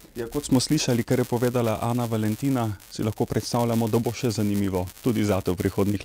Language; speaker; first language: Slovenian; native; Slovenian